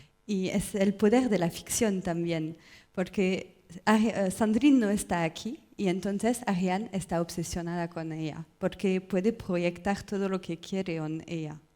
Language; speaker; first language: Spanish; non-native, learner; French